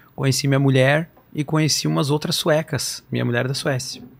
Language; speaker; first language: Portuguese; native; Portuguese